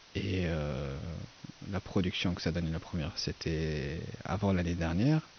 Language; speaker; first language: French; non-native, fluent; Persian